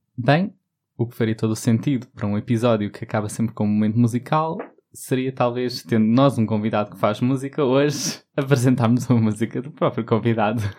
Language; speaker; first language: Portuguese; native; Portuguese